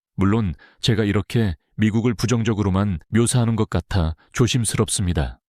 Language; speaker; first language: Korean; non-native, fluent; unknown